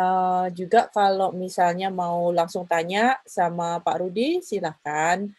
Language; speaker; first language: Indonesian; native; Indonesian